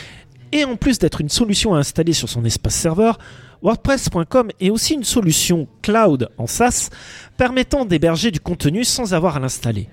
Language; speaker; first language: French; native; French